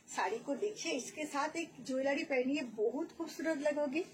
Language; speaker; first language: Hindi; non-native, local second language; Bangla